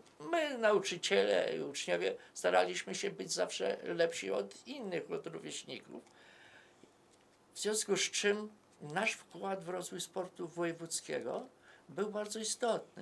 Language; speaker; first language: Polish; native; Polish